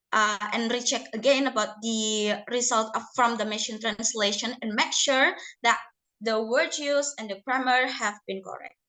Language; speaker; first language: English; non-native, learner; Indonesian